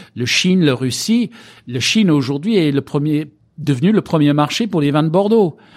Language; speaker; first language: French; non-native, fluent; English